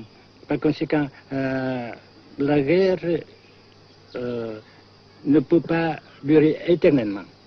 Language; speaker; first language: French; non-native, local second language; Vietnamese